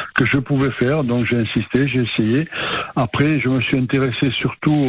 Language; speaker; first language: French; native; French